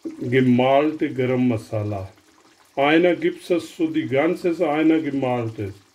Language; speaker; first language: German; non-native, learner; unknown